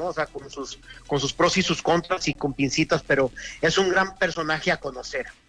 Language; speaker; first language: Spanish; native; Spanish